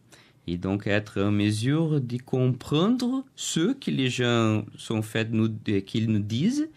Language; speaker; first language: French; non-native, learner; Portuguese